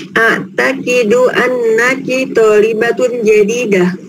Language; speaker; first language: Arabic; non-native, learner; Indonesian